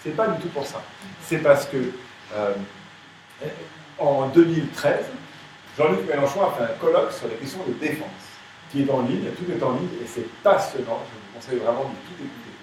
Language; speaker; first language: French; native; French